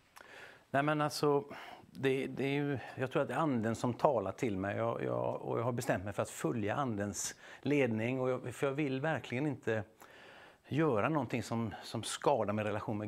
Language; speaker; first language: Swedish; native; Swedish